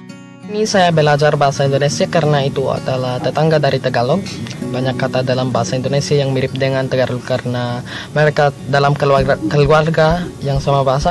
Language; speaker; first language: Indonesian; non-native, learner; Filipino